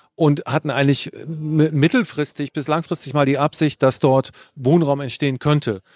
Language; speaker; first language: German; native; German